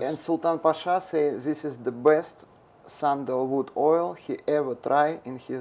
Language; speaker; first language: English; non-native, learner; Russian